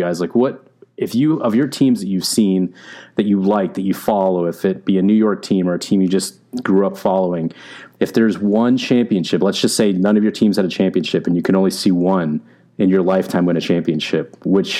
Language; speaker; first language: English; native; English